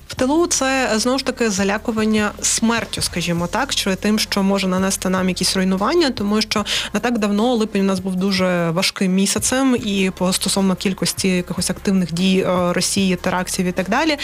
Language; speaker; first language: Ukrainian; native; Ukrainian